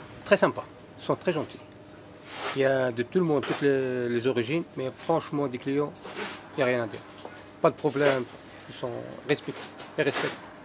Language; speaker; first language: French; non-native, local second language; Berber languages